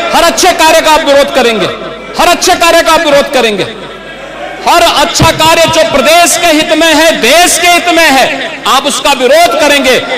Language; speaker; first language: Hindi; native; Hindi